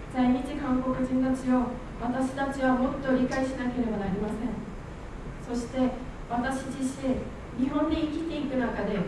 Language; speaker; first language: Japanese; non-native, fluent; Korean